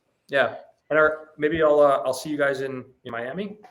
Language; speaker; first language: English; native; English